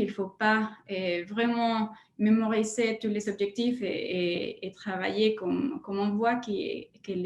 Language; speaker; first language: French; non-native, fluent; Spanish